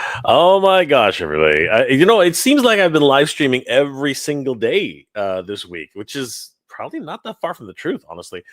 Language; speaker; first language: English; native; English